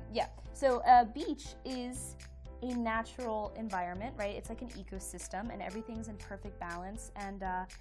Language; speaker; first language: English; native; English